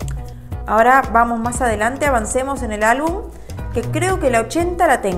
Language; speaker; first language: Spanish; native; Spanish